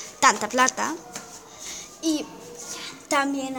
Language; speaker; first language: Spanish; non-native, learner; German